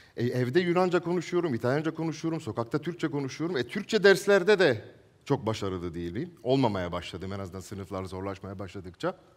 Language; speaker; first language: Turkish; non-native, local second language; Italian